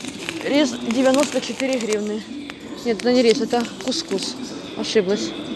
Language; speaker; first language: Russian; non-native, local second language; Ukrainian